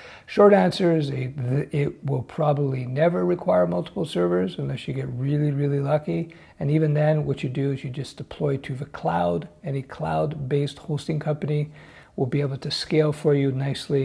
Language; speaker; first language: English; native; English